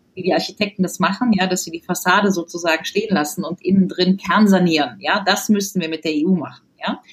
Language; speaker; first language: German; native; German